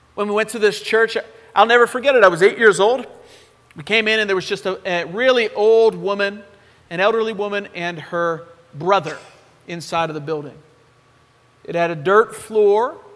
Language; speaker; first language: English; native; English